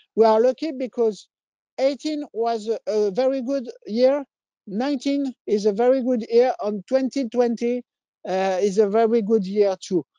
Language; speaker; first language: English; non-native, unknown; French